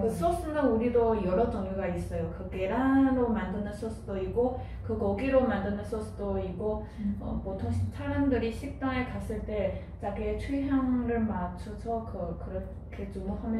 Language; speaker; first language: Korean; non-native, fluent; Chinese